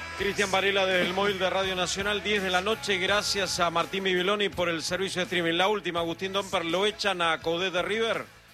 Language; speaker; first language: Spanish; native; Spanish